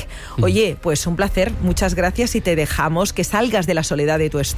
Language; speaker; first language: Spanish; native; Spanish